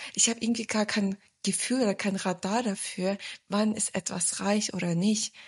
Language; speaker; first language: German; early bilingual, other home language; Turkish